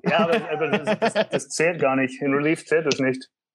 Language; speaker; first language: German; early bilingual, heritage; German